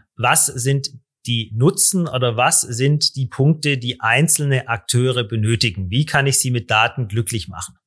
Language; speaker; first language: German; native; German